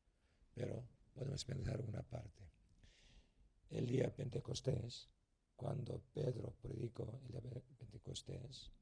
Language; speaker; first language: Spanish; non-native, learner; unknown